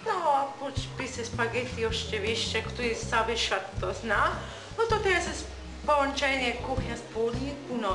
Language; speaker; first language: Polish; non-native, learner; Italian